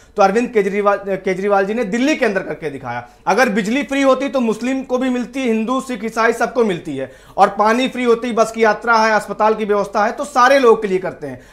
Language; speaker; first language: Hindi; native; Hindi